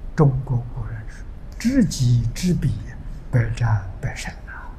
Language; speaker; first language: Chinese; native; Chinese